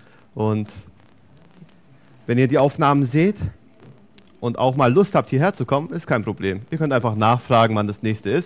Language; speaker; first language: German; native; German